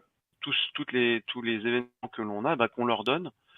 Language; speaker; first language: French; native; French